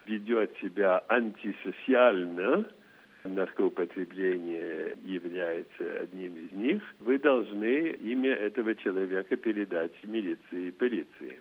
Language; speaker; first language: Russian; non-native, fluent; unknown